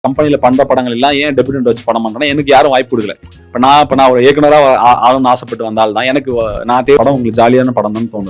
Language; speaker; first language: Tamil; native; Tamil